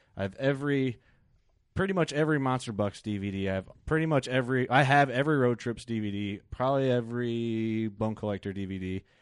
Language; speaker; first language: English; native; English